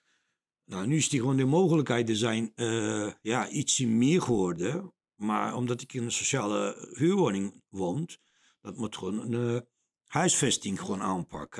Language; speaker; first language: Dutch; non-native, learner; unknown